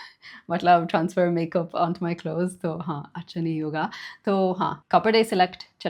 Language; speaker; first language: Hindi; non-native, learner; English